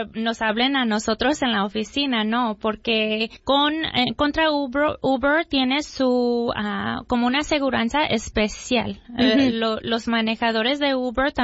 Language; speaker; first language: Spanish; early bilingual, heritage; Spanish